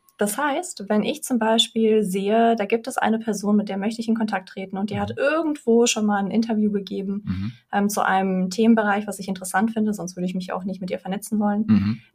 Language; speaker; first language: German; early bilingual, other home language; Russian